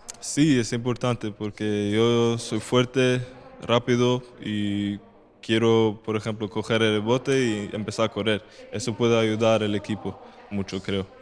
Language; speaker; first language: Spanish; non-native, fluent; Swedish